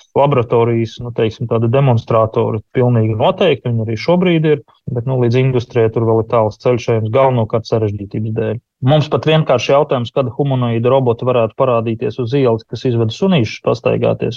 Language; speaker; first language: Latvian; native; Latvian